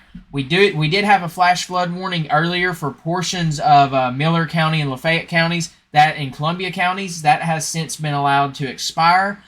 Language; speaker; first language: English; native; English